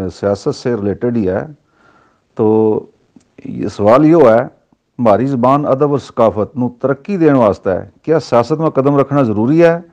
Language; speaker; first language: Urdu; non-native, local second language; Haryanvi